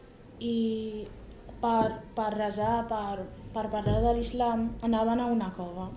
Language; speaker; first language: Catalan; early bilingual, other home language; Arabic